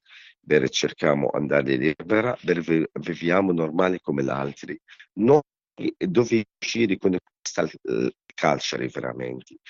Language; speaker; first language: Italian; non-native, learner; Arabic